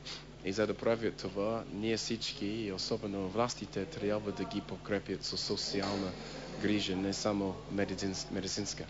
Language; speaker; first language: Bulgarian; non-native, fluent; English